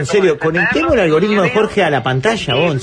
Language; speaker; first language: Spanish; native; Spanish